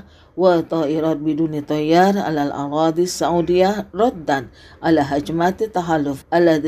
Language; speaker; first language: Arabic; non-native, fluent; Indonesian